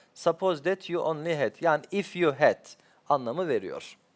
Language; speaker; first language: English; non-native, fluent; Turkish